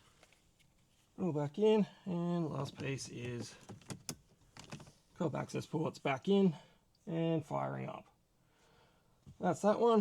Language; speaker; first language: English; native; English